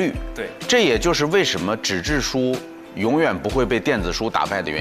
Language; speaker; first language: Chinese; native; Chinese